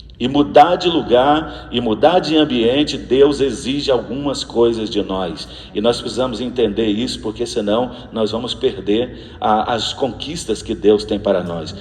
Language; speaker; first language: Portuguese; native; Portuguese